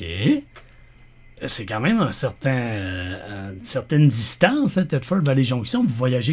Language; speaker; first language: French; native; French